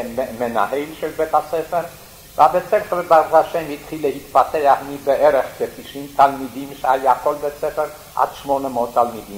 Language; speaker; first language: Hebrew; non-native, fluent; Yiddish